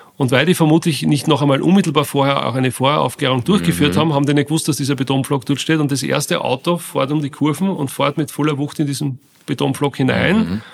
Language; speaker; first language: German; native; German